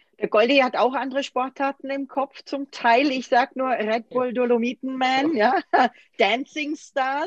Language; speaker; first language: German; native; German